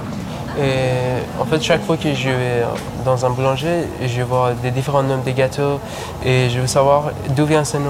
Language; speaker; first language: French; non-native, learner; Persian